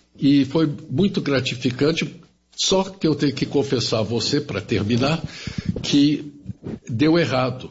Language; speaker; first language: Portuguese; early bilingual, other home language; German